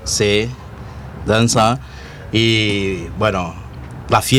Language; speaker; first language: Spanish; non-native, learner; Haitian Creole